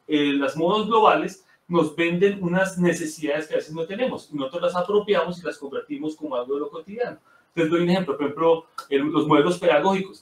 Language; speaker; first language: Spanish; native; Spanish